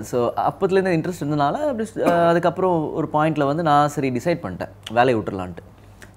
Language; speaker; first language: Tamil; native; Tamil